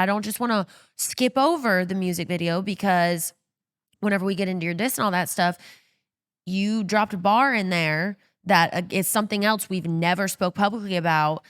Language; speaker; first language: English; native; English